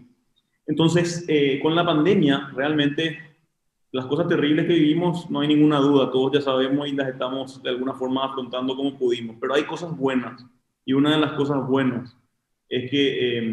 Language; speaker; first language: Spanish; native; Spanish